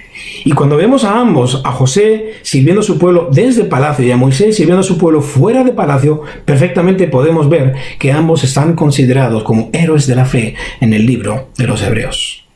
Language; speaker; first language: Spanish; native; Spanish